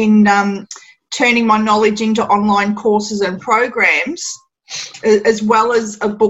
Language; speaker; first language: English; native; English